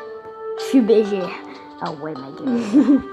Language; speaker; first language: French; native; French